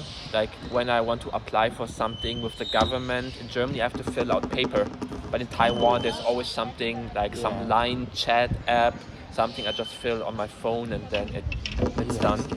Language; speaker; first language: English; non-native, fluent; German